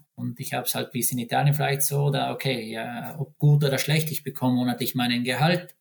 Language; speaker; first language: German; native; German